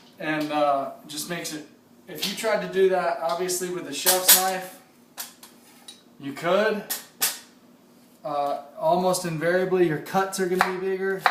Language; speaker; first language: English; native; English